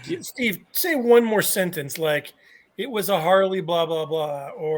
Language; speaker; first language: English; native; English